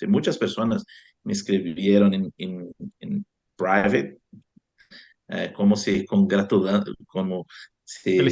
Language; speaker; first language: Spanish; non-native, fluent; Portuguese